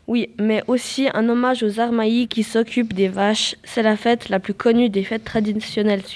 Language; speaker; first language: French; native; French